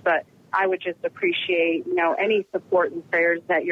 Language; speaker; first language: English; native; English